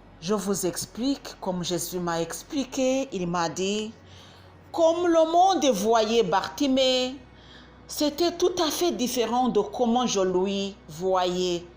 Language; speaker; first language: French; non-native, local second language; Kinyarwanda